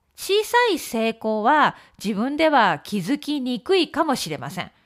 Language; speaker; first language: Japanese; native; Japanese